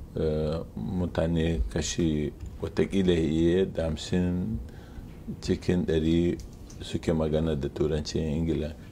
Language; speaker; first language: Hausa; non-native, local second language; Arabic